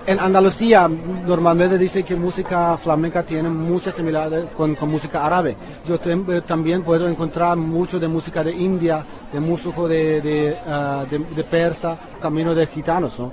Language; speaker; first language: Spanish; non-native, learner; Persian